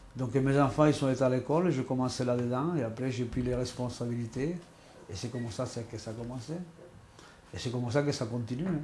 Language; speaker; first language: French; non-native, fluent; Spanish